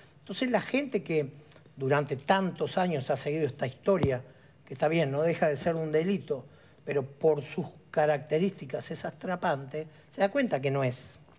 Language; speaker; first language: Spanish; native; Spanish